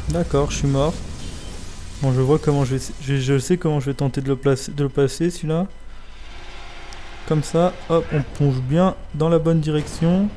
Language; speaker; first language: French; native; French